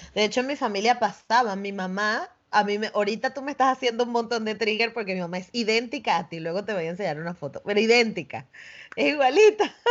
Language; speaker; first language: Spanish; native; Spanish